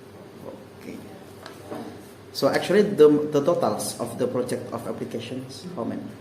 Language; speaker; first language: English; non-native, learner; Indonesian